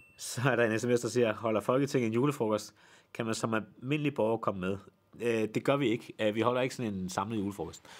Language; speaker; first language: Danish; native; Danish